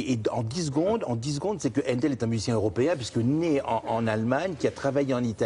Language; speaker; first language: French; native; French